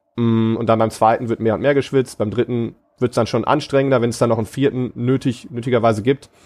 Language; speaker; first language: German; native; German